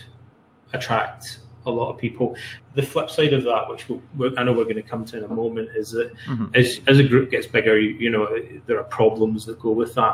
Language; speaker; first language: English; native; English